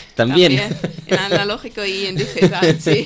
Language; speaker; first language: Spanish; non-native, fluent; German